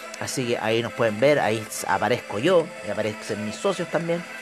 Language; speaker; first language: Spanish; native; Spanish